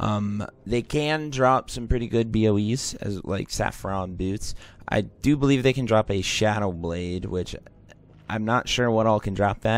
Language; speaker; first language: English; native; English